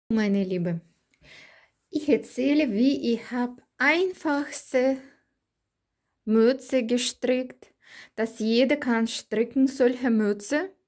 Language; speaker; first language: German; non-native, learner; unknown